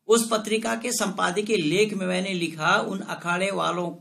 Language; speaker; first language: Hindi; non-native, local second language; Bangla